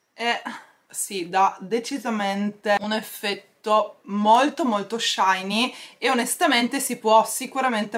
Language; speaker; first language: Italian; native; Italian